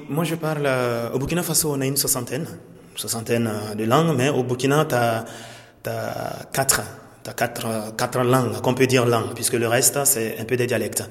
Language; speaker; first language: French; non-native, local second language; Mossi